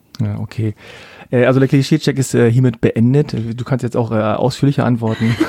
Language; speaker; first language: German; early bilingual, other home language; Korean